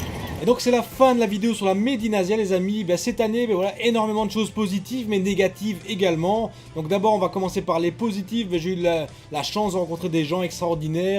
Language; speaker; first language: French; native; French